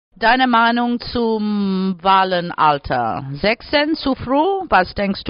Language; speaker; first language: German; non-native, learner; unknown